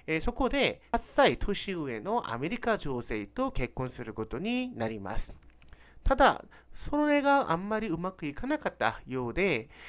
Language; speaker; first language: Japanese; non-native, fluent; Korean